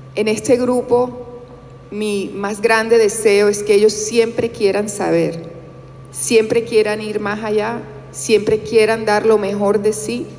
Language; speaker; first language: Spanish; native; Spanish